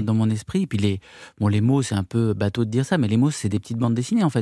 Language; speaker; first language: French; early bilingual, other home language; Arabic